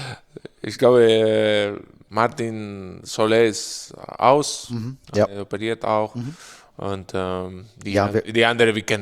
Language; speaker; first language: German; non-native, learner; Spanish